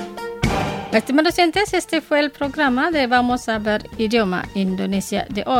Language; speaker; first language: Spanish; non-native, fluent; Indonesian